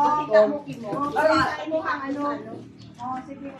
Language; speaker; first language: Filipino; non-native, local second language; Cebuano